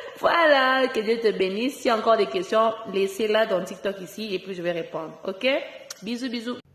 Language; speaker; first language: French; non-native, local second language; Lingala